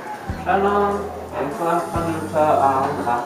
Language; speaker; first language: Hebrew; non-native, learner; English